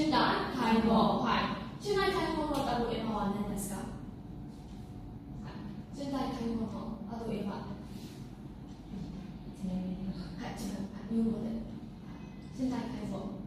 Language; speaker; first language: Japanese; non-native, learner; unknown